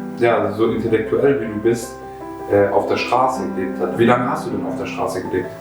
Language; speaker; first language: German; native; German